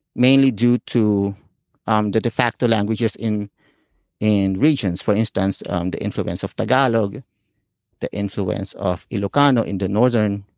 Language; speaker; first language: English; non-native, local second language; Filipino